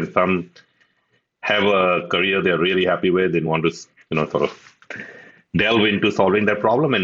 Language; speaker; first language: English; non-native, local second language; Hindi